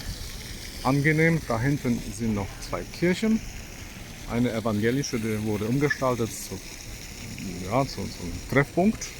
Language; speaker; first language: German; non-native, fluent; Polish